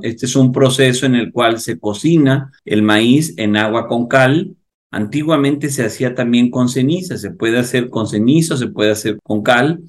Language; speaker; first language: Spanish; native; Spanish